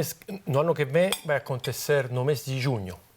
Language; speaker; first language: Portuguese; non-native, fluent; Italian